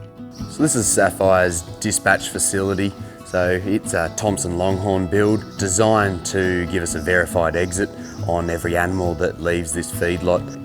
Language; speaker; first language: English; native; English